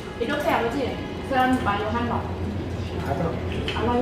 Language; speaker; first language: Korean; non-native, learner; Thai